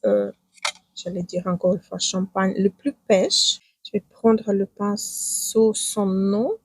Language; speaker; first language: French; non-native, fluent; Ukrainian